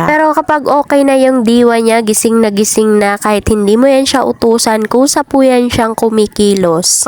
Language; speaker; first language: Filipino; native; Filipino